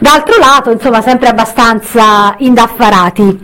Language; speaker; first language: Italian; native; Italian